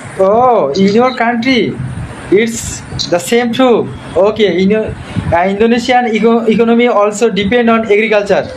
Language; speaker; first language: English; non-native, learner; Bangla